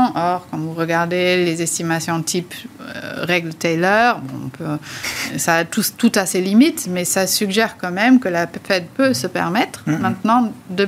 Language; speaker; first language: French; native; French